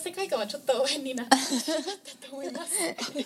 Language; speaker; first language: Japanese; non-native, fluent; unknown